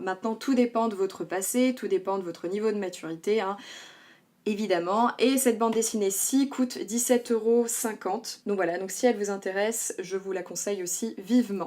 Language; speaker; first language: French; native; French